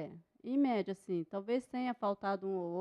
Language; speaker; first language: Portuguese; native; Portuguese